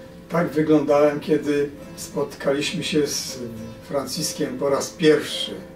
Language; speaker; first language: Polish; native; Polish